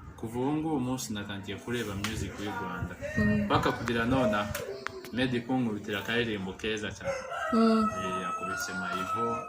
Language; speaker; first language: Kinyarwanda; early bilingual, heritage; Kinyarwanda